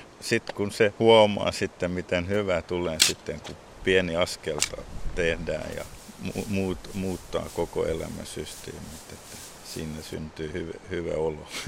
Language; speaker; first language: Finnish; non-native, local second language; Swedish